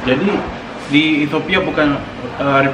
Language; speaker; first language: Indonesian; non-native, fluent; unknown